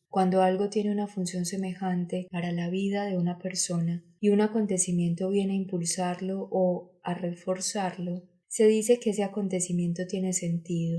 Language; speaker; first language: Spanish; native; Spanish